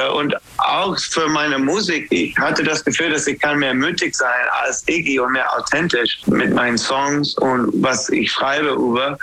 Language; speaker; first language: German; non-native, fluent; English